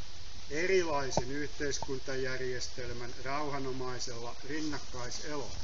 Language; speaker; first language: Finnish; native; Finnish